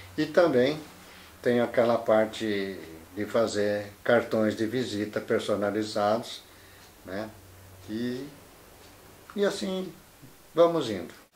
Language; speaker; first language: Portuguese; native; Portuguese